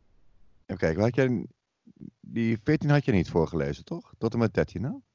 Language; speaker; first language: Dutch; native; Dutch